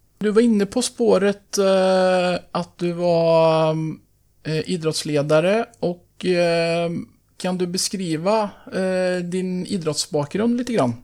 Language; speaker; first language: Swedish; native; Swedish